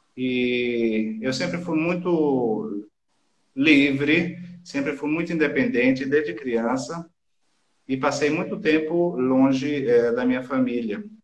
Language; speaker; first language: Portuguese; native; Portuguese